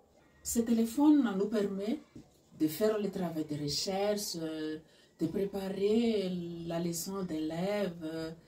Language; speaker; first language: French; non-native, local second language; Malagasy